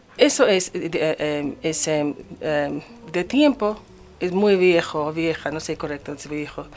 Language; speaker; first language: Spanish; non-native, learner; English